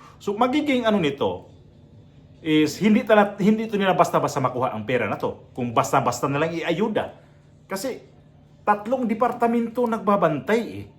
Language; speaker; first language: Filipino; non-native, local second language; Cebuano